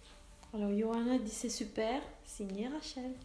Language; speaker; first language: French; native; French